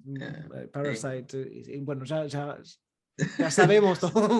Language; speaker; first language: Spanish; non-native, fluent; English